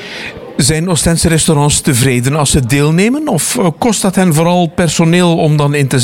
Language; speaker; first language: Dutch; native; Dutch